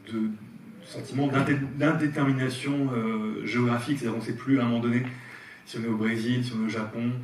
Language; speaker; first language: French; native; French